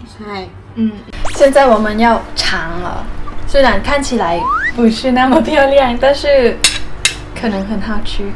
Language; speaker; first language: Chinese; non-native, learner; Thai